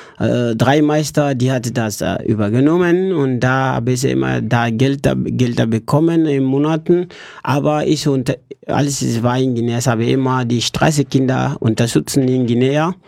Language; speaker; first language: German; non-native, learner; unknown